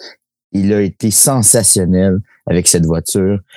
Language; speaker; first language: French; native; French